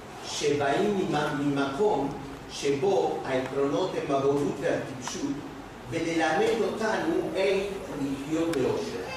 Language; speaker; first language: Hebrew; non-native, fluent; Spanish